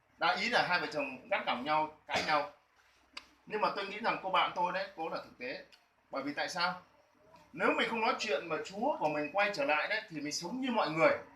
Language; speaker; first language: Vietnamese; native; Vietnamese